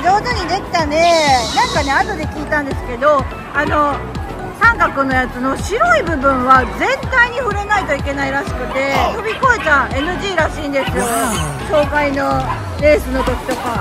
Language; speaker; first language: Japanese; native; Japanese